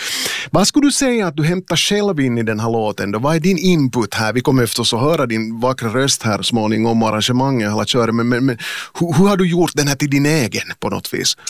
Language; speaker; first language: Swedish; native; Swedish